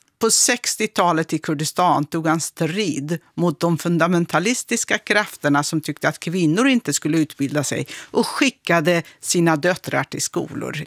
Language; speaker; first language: Swedish; non-native, fluent; Kurdish